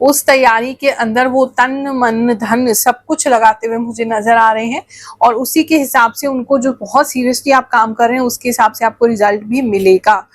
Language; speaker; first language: Hindi; native; Hindi